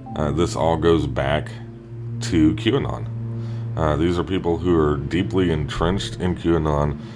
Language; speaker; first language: English; native; English